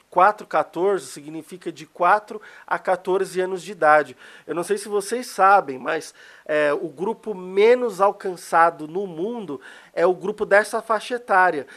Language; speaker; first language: Portuguese; native; Portuguese